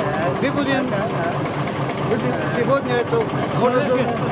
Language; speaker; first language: Russian; non-native, learner; Polish